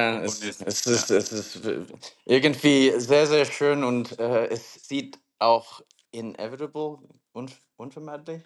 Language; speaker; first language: German; non-native, fluent; English